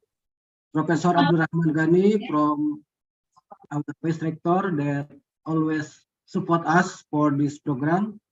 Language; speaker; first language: English; non-native, learner; Indonesian